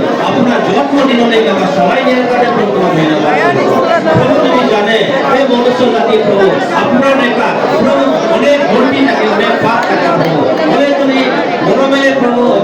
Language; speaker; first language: Hindi; non-native, local second language; Assamese